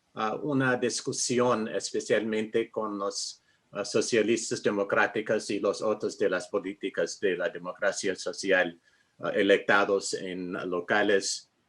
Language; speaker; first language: Spanish; non-native, fluent; English